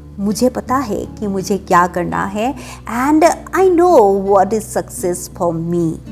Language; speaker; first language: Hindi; non-native, local second language; Assamese